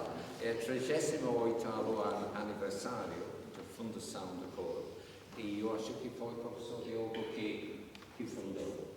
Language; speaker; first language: Portuguese; non-native, learner; English